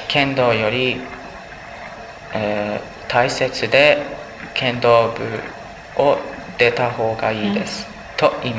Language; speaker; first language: Japanese; non-native, learner; English